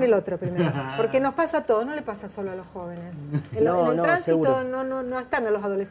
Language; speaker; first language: Spanish; native; Spanish